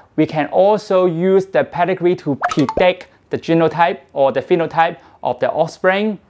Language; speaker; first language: English; non-native, local second language; Cantonese